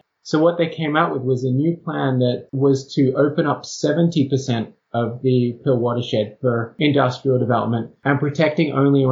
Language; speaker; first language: English; native; English